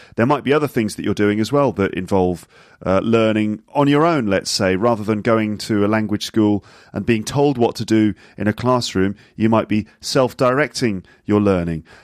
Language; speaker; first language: English; native; English